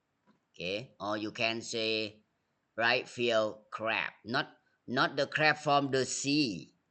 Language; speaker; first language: English; non-native, learner; Thai